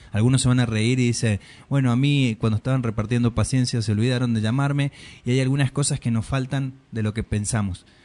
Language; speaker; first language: Spanish; native; Spanish